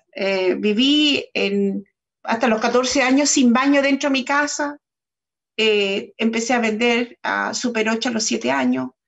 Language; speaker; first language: Spanish; native; Spanish